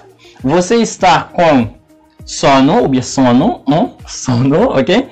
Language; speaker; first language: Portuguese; non-native, fluent; Haitian Creole